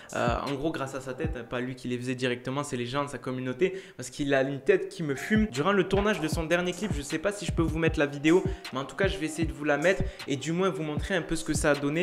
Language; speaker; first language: French; native; French